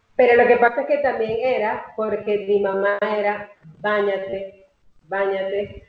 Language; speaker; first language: Spanish; native; Spanish